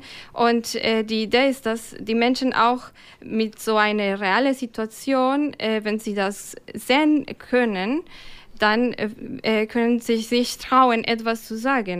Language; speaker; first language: German; non-native, fluent; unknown